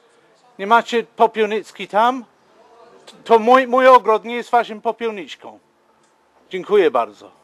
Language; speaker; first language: Polish; non-native, fluent; English